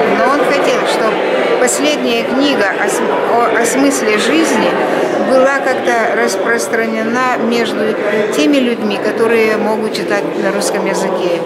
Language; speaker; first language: Russian; non-native, local second language; Lithuanian